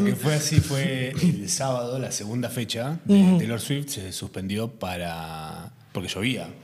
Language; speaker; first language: Spanish; native; Spanish